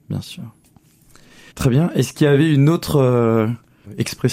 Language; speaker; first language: French; native; French